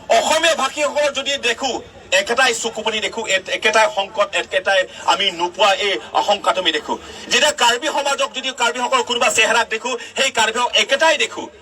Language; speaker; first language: Assamese; non-native, local second language; Karbi